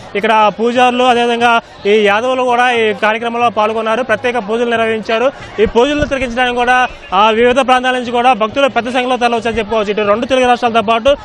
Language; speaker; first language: Telugu; native; Telugu